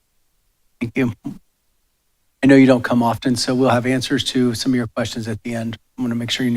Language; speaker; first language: English; native; English